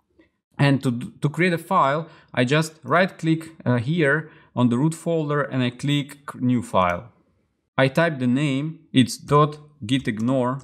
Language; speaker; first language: English; non-native, fluent; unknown